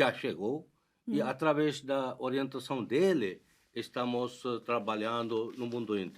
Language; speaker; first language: Portuguese; non-native, fluent; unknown